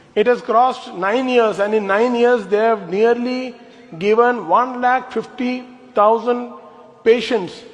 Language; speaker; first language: English; non-native, local second language; Malayalam